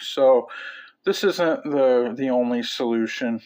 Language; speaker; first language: English; native; English